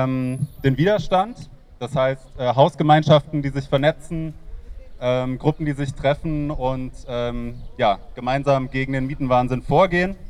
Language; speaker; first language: German; native; German